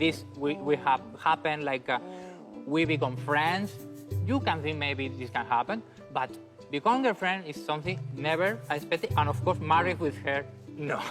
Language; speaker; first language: English; non-native, learner; Spanish